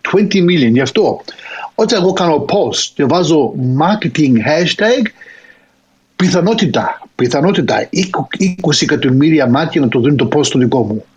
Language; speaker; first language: Greek; early bilingual, heritage; Greek